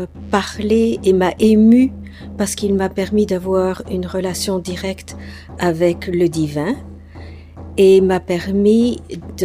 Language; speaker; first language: French; non-native, fluent; English